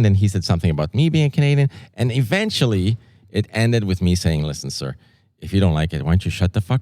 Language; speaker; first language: English; native; English